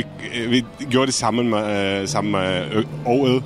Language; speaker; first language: Danish; non-native, fluent; Czech